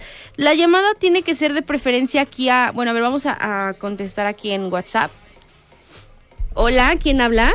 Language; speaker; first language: Spanish; native; Spanish